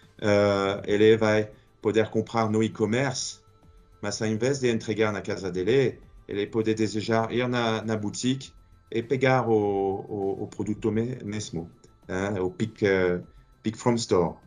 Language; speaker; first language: Portuguese; non-native, fluent; French